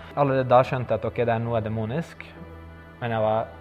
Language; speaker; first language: Norwegian; early bilingual, other home language; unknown